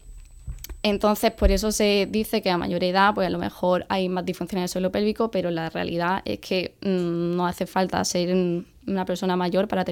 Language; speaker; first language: Spanish; native; Spanish